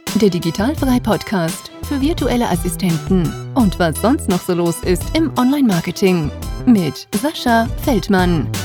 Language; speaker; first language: German; native; German